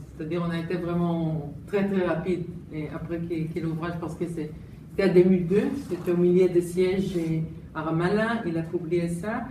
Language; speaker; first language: French; non-native, fluent; Hebrew